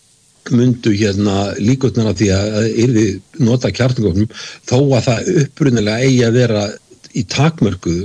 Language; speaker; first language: Icelandic; native; Icelandic